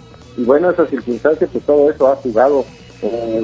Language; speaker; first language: Spanish; native; Spanish